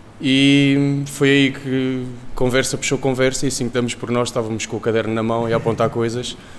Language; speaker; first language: Portuguese; native; Portuguese